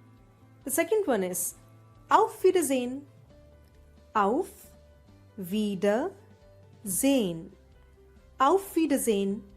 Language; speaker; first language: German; non-native, fluent; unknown